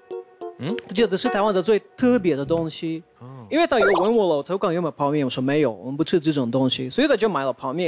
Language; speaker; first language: Chinese; non-native, fluent; Ukrainian